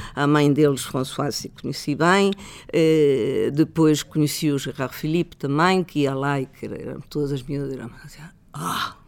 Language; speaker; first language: Portuguese; non-native, fluent; Spanish